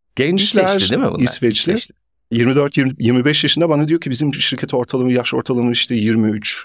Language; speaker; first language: Turkish; early bilingual, heritage; Turkish